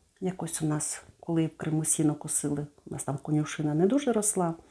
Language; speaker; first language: Ukrainian; native; Ukrainian